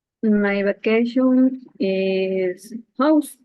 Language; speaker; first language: English; non-native, learner; Spanish